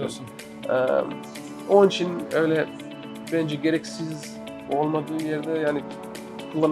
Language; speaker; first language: Turkish; early bilingual, other home language; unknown